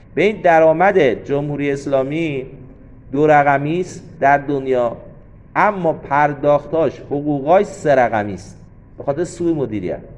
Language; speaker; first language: Persian; native; Persian